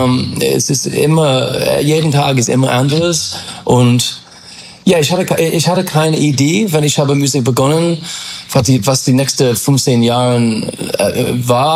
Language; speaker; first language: German; non-native, learner; English